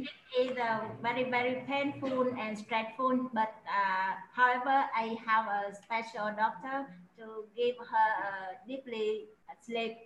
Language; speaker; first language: English; non-native, learner; Vietnamese